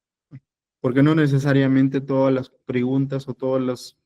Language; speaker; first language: Spanish; native; Spanish